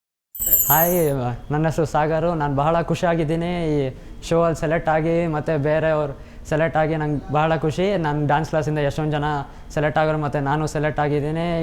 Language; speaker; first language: Kannada; non-native, local second language; Hindi